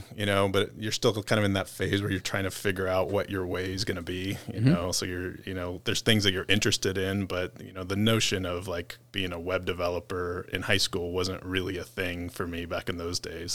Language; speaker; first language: English; native; English